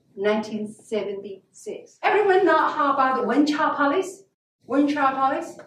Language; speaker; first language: English; non-native, learner; Chinese